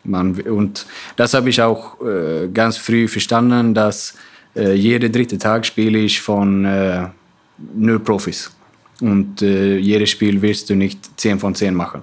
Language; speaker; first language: German; non-native, fluent; Swedish